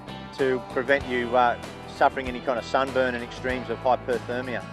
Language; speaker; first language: English; native; English